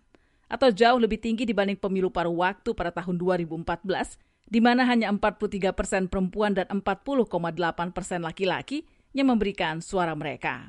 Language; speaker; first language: Indonesian; native; Indonesian